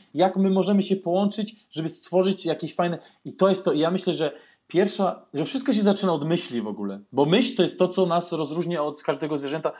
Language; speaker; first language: Polish; early bilingual, heritage; Polish